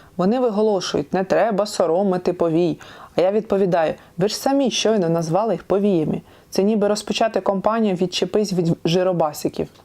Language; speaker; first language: Ukrainian; non-native, local second language; Russian